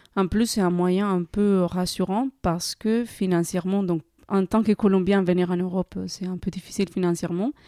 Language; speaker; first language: French; non-native, fluent; Spanish